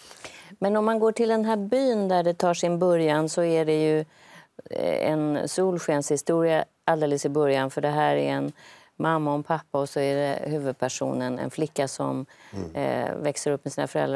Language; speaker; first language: Swedish; native; Swedish